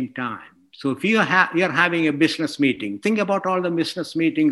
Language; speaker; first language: English; non-native, local second language; Malayalam